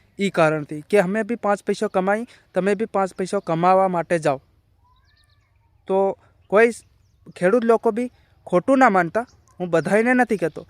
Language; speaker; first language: Gujarati; non-native, local second language; Bhili